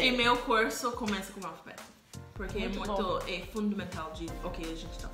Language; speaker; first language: Portuguese; non-native, fluent; English